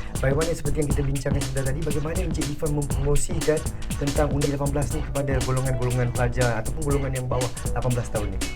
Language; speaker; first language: Malay; native; Malay